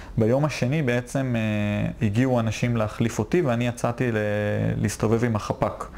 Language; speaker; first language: Hebrew; native; Hebrew